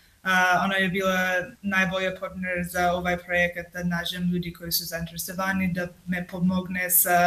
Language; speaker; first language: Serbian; non-native, learner; English